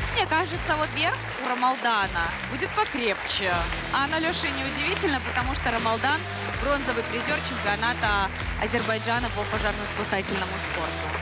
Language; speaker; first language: Russian; native; Russian